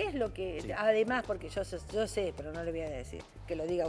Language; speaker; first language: Spanish; native; Spanish